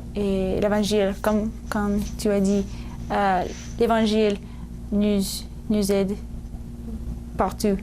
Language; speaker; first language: French; non-native, learner; English